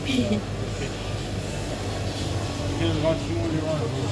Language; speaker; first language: English; non-native, learner; Serbian